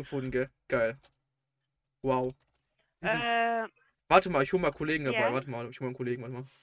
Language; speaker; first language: German; native; German